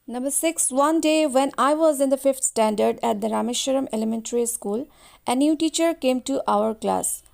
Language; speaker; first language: English; non-native, local second language; Assamese